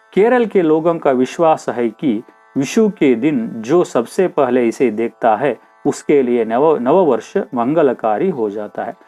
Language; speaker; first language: Hindi; non-native, local second language; Kannada